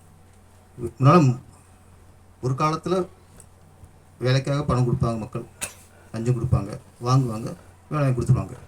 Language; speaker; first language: Tamil; native; Tamil